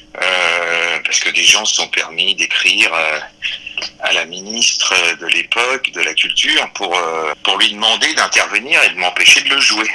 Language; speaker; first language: French; native; French